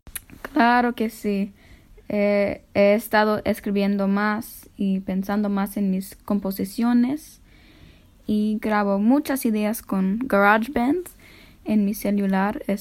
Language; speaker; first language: Spanish; non-native, fluent; English